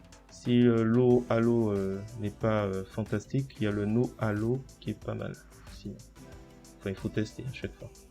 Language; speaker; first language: French; native; French